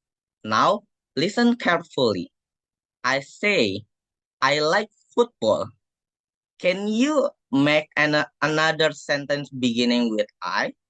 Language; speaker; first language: English; non-native, fluent; Indonesian